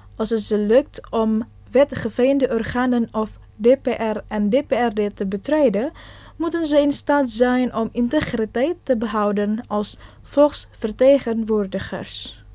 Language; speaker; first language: Dutch; non-native, fluent; Indonesian